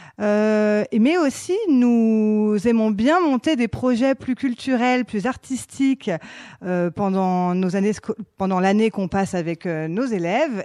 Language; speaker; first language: French; native; French